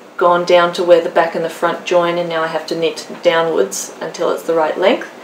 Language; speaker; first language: English; native; English